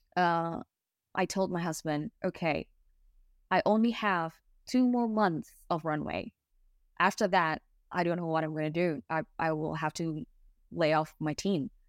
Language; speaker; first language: English; non-native, fluent; Indonesian